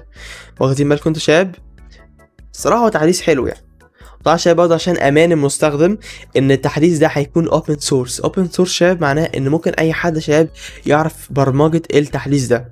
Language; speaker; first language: Arabic; native; Arabic